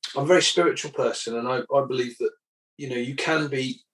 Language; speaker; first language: English; native; English